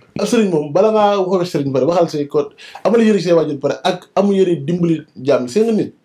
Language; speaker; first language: Wolof; native; Wolof